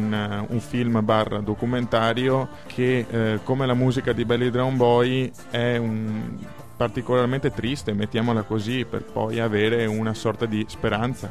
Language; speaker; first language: Italian; native; Italian